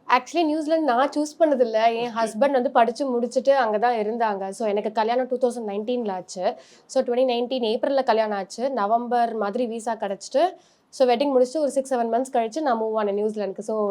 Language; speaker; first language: Tamil; native; Tamil